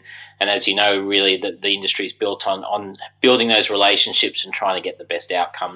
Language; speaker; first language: English; native; English